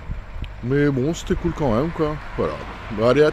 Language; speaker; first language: French; native; French